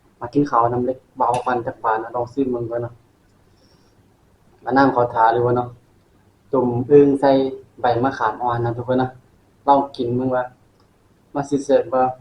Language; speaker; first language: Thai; non-native, local second language; Northeastern Thai